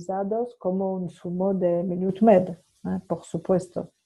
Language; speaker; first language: Spanish; non-native, fluent; French